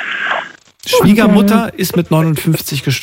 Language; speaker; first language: German; native; German